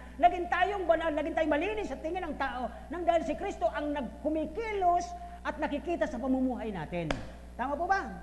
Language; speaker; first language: Filipino; non-native, local second language; Bikol